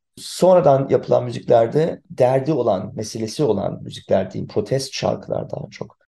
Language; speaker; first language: Turkish; early bilingual, heritage; Turkish